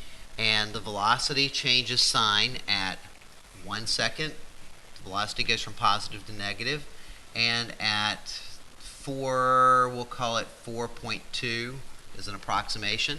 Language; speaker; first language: English; native; English